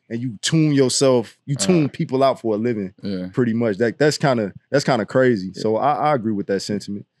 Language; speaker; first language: English; native; English